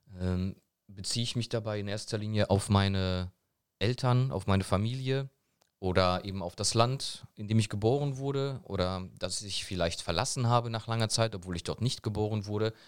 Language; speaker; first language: German; early bilingual, other home language; Polish